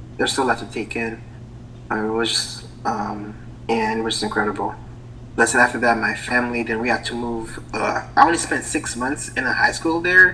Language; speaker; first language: English; non-native, fluent; Haitian Creole